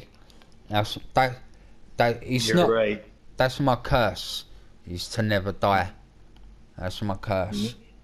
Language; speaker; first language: English; native; English